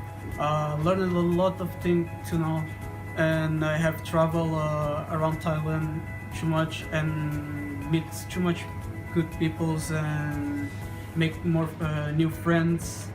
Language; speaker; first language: English; non-native, learner; Portuguese